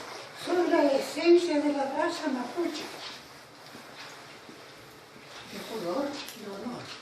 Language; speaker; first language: Spanish; non-native, local second language; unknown